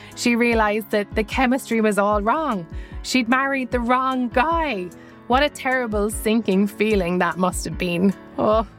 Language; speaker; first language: English; native; English